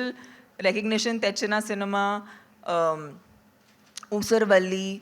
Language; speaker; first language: Telugu; non-native, local second language; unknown